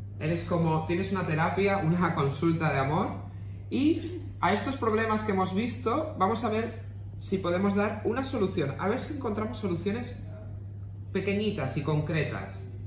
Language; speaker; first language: Spanish; native; Spanish